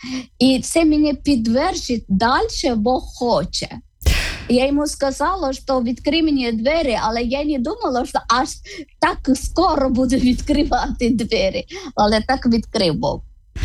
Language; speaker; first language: Ukrainian; non-native, learner; Malayalam